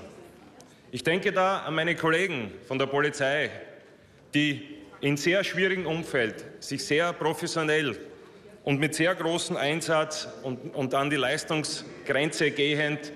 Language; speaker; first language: German; native; German